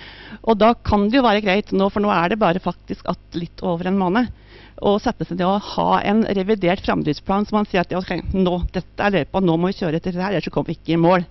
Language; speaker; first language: Norwegian; native; Norwegian